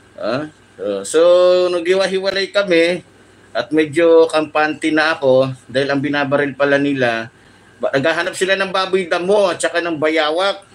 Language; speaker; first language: Filipino; native; Filipino